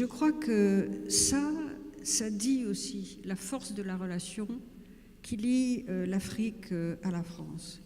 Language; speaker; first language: French; native; French